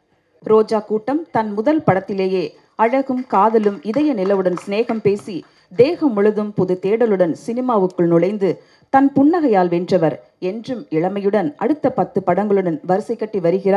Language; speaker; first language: Tamil; native; Tamil